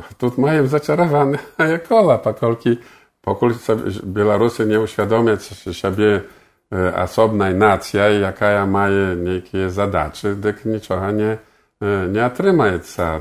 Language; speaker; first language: Polish; non-native, local second language; Belarusian